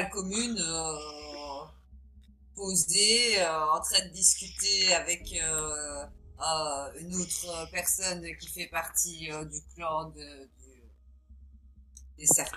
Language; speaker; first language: French; native; French